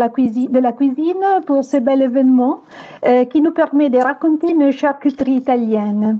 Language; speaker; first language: French; non-native, fluent; Italian